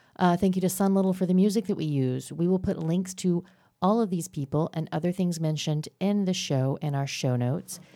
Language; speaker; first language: English; native; English